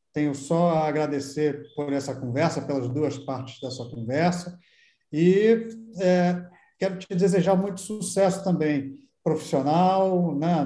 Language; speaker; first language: Portuguese; native; Portuguese